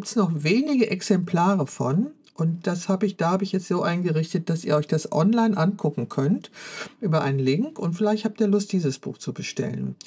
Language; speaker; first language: German; native; German